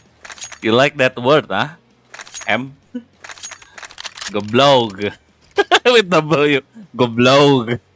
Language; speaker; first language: English; non-native, learner; Sundanese